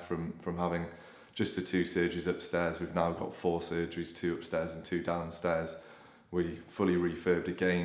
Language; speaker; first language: English; native; English